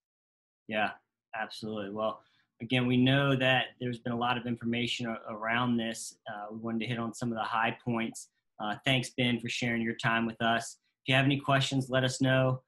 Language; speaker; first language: English; native; English